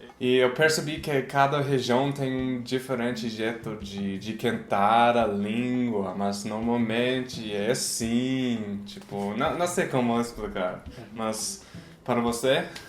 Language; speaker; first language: Portuguese; non-native, fluent; English